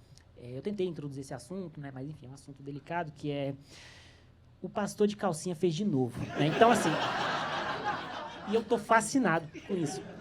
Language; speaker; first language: Portuguese; native; Portuguese